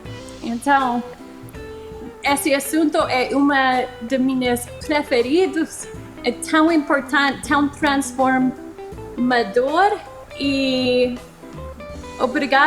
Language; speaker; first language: Portuguese; non-native, fluent; English